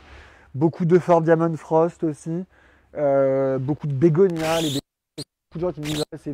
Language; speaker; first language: French; native; French